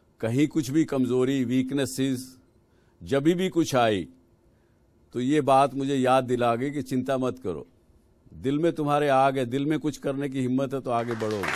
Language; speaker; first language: Hindi; native; Hindi